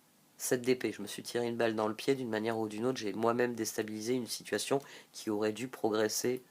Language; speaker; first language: French; native; French